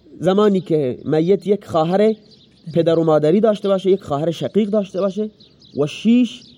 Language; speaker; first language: Persian; non-native, local second language; Baluchi